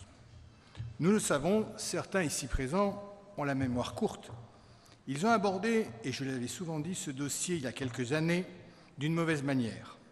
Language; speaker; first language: French; native; French